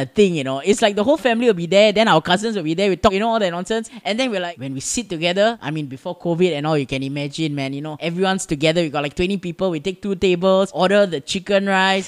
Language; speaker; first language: English; native; English